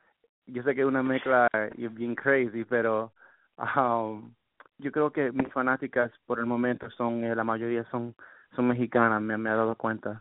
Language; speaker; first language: Spanish; early bilingual, heritage; Spanish